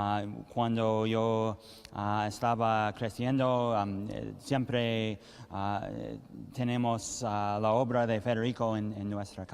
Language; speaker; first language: Spanish; early bilingual, heritage; English